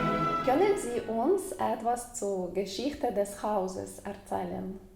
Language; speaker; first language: German; non-native, fluent; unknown